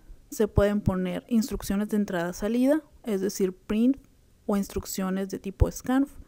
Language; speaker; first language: Spanish; native; Spanish